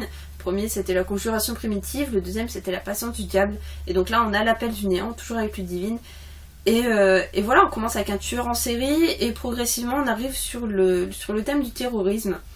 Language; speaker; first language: French; native; French